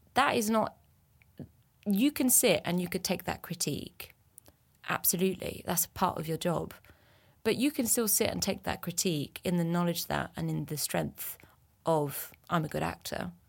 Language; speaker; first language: English; early bilingual, other home language; French